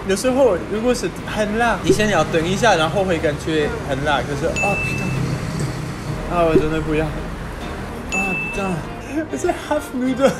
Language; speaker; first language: Chinese; non-native, learner; French